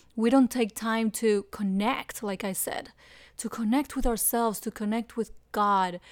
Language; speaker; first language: English; non-native, fluent; Spanish